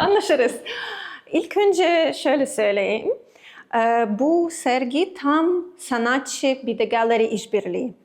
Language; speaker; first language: Turkish; non-native, learner; Russian